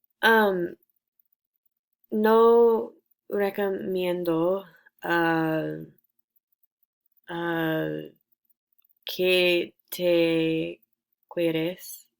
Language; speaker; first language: Spanish; non-native, learner; English